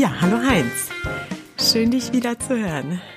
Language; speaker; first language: German; native; German